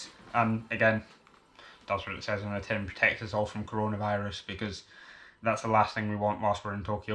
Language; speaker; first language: English; native; English